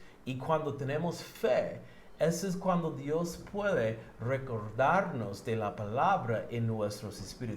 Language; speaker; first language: Spanish; non-native, learner; English